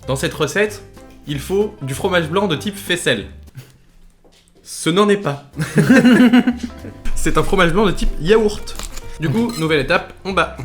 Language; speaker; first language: French; native; French